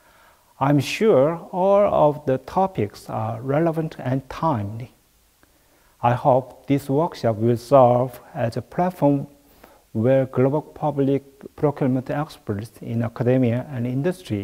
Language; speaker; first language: English; non-native, fluent; Korean